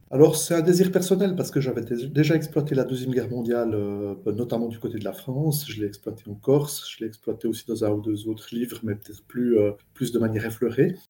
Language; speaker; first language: French; native; French